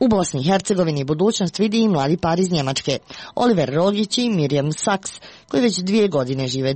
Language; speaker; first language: Croatian; native; Croatian